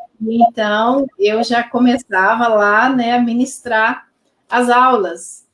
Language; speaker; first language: Portuguese; non-native, local second language; Low German